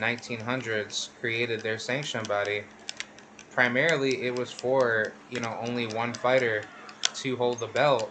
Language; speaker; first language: English; native; English